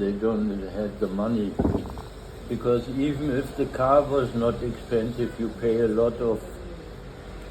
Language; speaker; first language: English; non-native, fluent; German